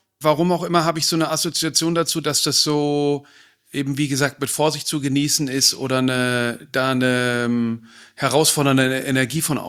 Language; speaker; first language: German; native; German